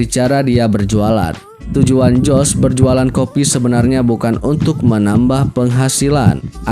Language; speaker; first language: Indonesian; native; Indonesian